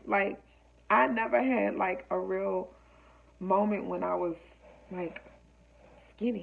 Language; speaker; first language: English; native; English